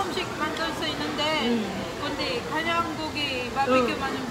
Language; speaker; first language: Korean; non-native, learner; Filipino